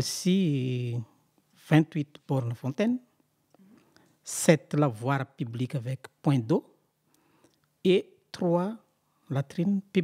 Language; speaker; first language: French; non-native, local second language; Malagasy